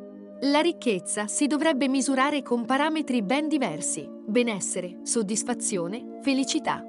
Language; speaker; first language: Italian; native; Italian